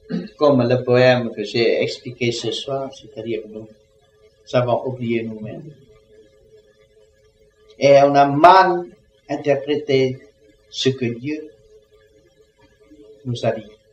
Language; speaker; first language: French; non-native, learner; Vietnamese